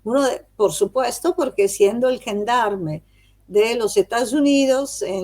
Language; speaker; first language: Spanish; non-native, fluent; Italian